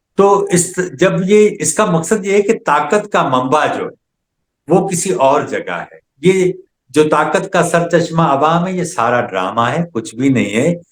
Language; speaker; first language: Urdu; non-native, local second language; Sindhi